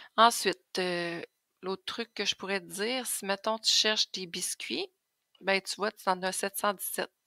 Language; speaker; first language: French; native; French